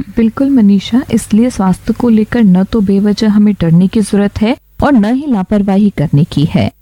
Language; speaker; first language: Hindi; native; Hindi